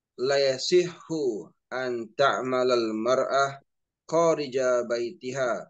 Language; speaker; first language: Arabic; non-native, learner; Indonesian